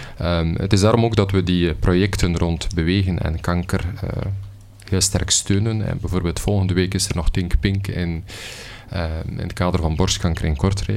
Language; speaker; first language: Dutch; native; Dutch